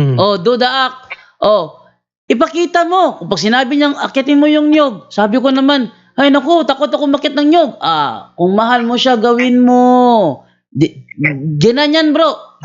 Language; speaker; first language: Filipino; non-native, local second language; Cebuano